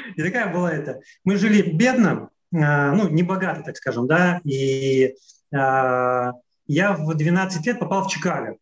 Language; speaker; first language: Russian; native; Russian